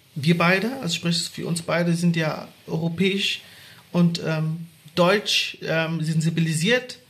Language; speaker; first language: German; native; German